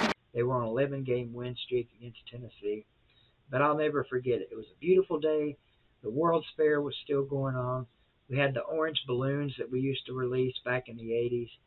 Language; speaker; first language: English; native; English